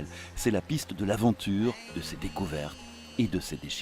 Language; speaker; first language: French; native; French